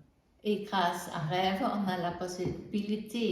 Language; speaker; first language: French; non-native, fluent; German